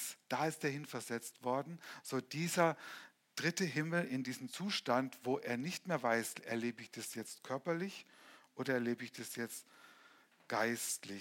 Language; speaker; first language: German; native; German